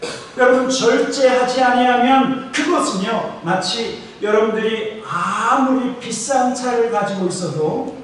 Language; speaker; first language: Korean; native; Korean